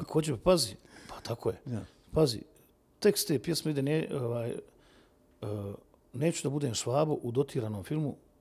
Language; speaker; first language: Serbian; native; Serbian